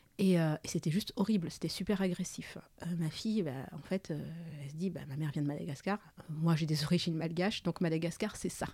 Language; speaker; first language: French; early bilingual, other home language; Malagasy